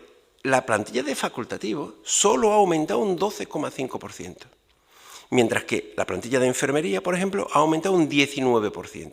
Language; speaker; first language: Spanish; native; Spanish